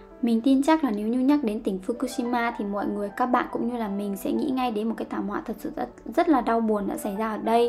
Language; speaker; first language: Vietnamese; native; Vietnamese